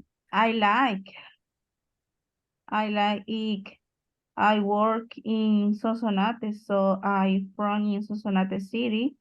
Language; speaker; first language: English; non-native, learner; Spanish